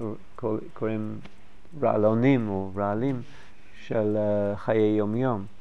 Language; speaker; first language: Hebrew; non-native, fluent; English